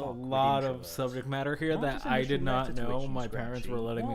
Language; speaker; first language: English; native; English